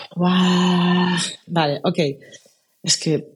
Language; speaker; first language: Spanish; native; Spanish